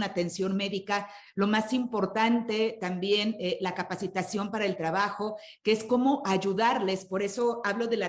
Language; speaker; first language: Spanish; native; Spanish